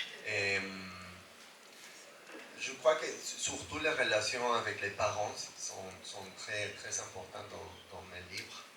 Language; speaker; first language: French; non-native, fluent; Spanish